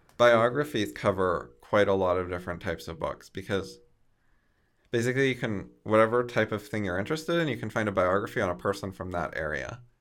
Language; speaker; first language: English; native; English